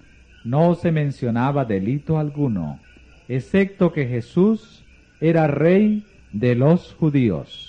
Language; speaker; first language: Spanish; native; Spanish